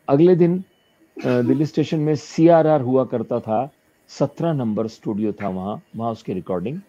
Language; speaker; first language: Hindi; native; Hindi